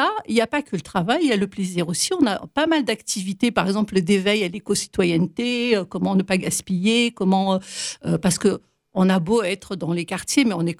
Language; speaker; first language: French; native; French